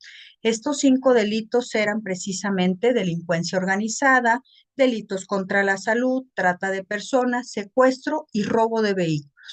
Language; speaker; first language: Spanish; native; Spanish